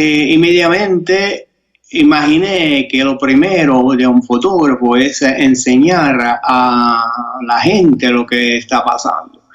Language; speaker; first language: Spanish; non-native, fluent; Italian